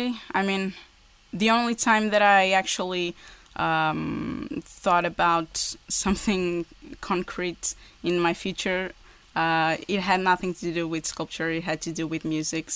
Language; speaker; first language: English; non-native, fluent; Portuguese